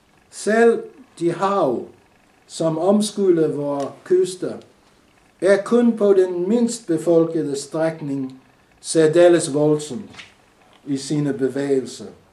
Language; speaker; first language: Danish; non-native, fluent; English